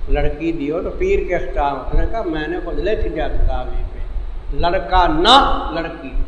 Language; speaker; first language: Urdu; non-native, local second language; Saraiki